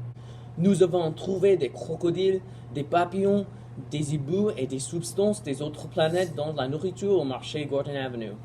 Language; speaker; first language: French; non-native, learner; English